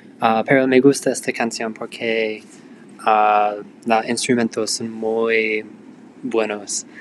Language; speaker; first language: Spanish; non-native, learner; English